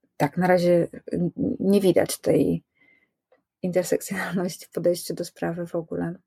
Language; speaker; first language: Polish; native; Polish